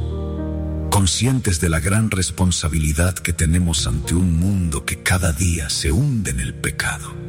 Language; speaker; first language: Spanish; native; Spanish